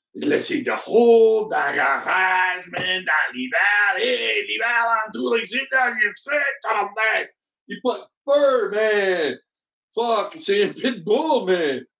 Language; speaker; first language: French; non-native, learner; English